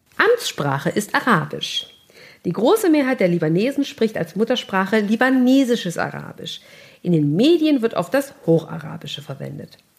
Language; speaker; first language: German; native; German